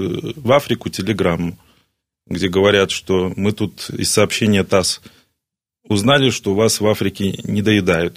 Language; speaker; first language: Russian; native; Russian